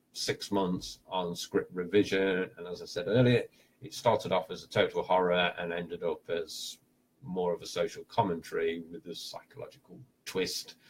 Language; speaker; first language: English; native; English